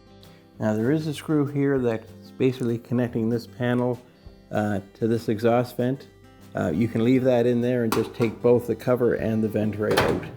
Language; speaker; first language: English; native; English